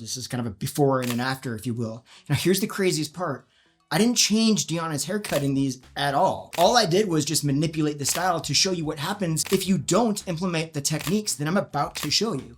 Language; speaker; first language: English; native; English